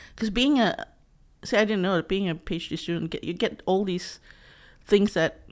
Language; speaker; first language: English; non-native, local second language; Cebuano